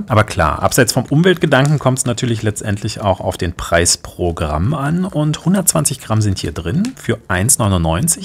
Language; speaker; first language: German; native; German